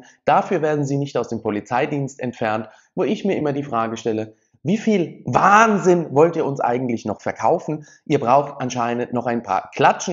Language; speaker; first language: German; native; German